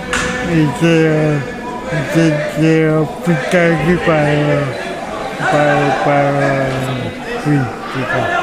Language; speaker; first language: French; early bilingual, other home language; Gujarati